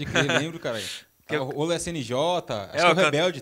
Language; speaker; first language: Portuguese; native; Portuguese